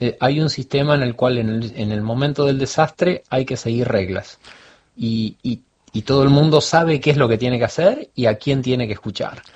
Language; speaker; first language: Spanish; native; Spanish